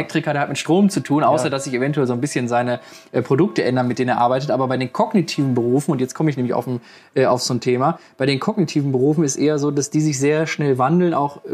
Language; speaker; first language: German; native; German